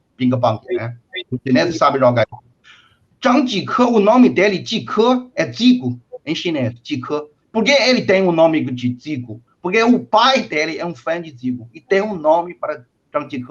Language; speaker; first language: Portuguese; non-native, fluent; Chinese